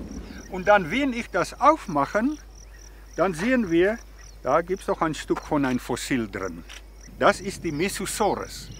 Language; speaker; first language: German; non-native, fluent; Afrikaans